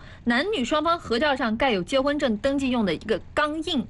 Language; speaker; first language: Chinese; native; Chinese